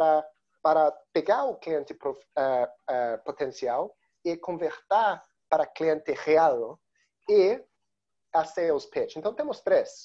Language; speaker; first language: Spanish; non-native, learner; Portuguese